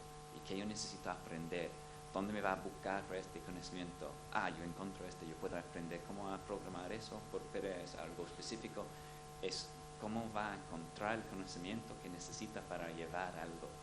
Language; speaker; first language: Spanish; non-native, fluent; English